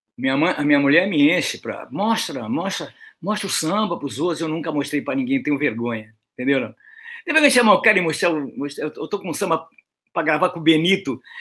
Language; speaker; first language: Portuguese; native; Portuguese